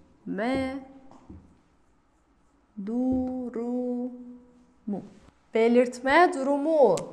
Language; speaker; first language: Turkish; non-native, fluent; Kazakh